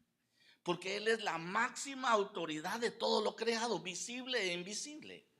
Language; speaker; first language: Spanish; native; Spanish